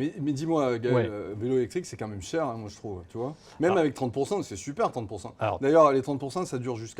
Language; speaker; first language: French; native; French